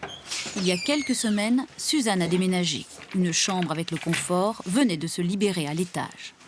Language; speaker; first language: French; native; French